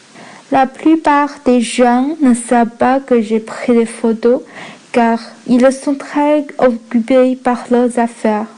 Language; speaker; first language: French; non-native, learner; Chinese